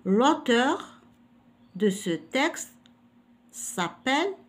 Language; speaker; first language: French; non-native, local second language; Arabic